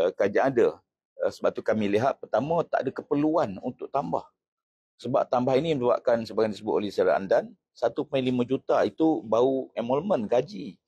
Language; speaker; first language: Malay; native; Malay